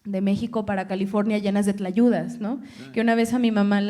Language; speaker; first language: Spanish; early bilingual, other home language; English